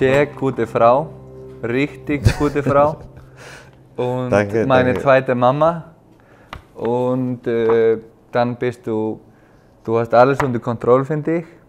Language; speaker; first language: German; non-native, learner; Icelandic